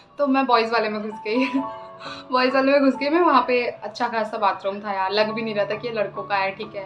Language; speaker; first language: Hindi; non-native, local second language; Assamese